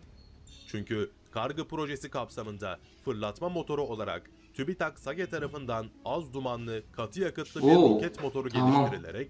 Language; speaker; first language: Turkish; native; Turkish